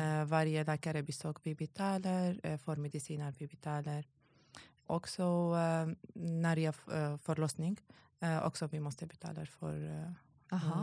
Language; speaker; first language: Swedish; non-native, learner; Arabic